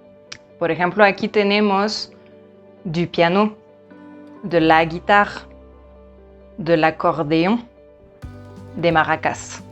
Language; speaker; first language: Spanish; non-native, fluent; French